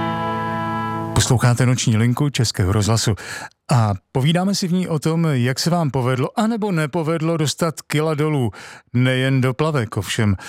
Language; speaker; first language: Czech; native; Czech